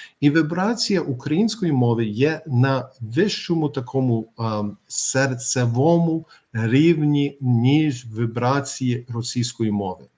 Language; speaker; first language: Ukrainian; early bilingual, heritage; Ukrainian